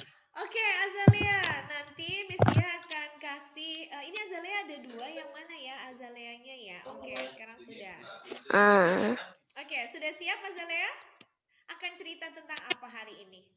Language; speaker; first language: Indonesian; native; Indonesian